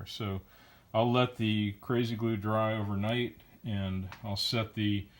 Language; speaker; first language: English; native; English